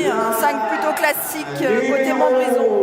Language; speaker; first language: French; native; French